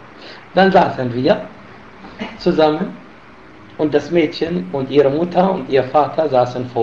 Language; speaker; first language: German; non-native, fluent; Arabic